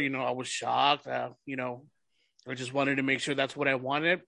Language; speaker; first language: English; early bilingual, other home language; Spanish